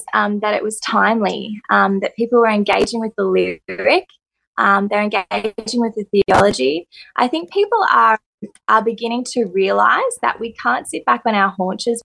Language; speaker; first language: English; native; English